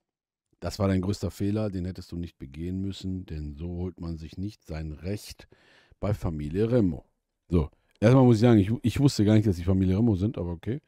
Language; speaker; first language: German; native; German